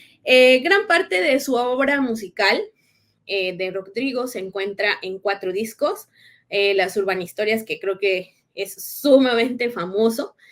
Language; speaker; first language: Spanish; native; Spanish